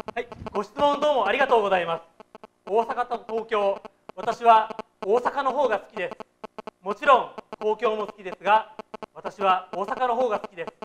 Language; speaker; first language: Japanese; native; Japanese